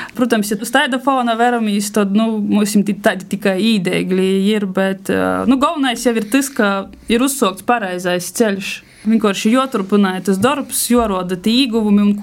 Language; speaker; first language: Latvian; non-native, fluent; German